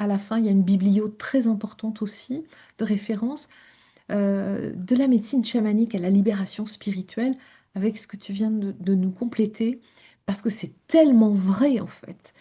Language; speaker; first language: French; native; French